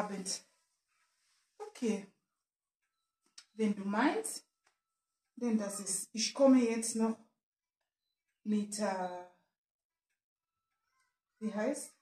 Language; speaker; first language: German; non-native, learner; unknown